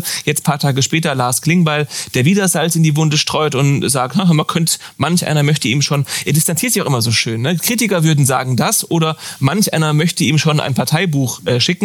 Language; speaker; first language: German; native; German